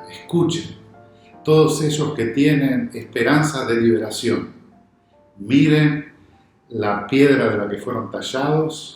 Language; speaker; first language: Spanish; native; Spanish